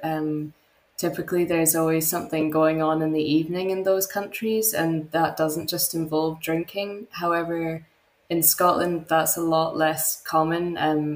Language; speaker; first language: English; native; English